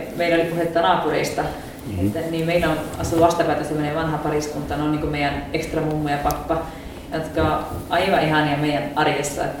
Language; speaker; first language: Finnish; early bilingual, heritage; Finnish